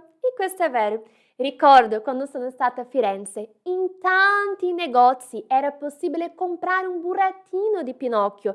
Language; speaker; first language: Italian; non-native, fluent; Portuguese